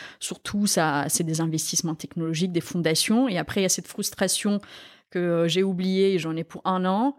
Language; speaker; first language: French; non-native, fluent; Romanian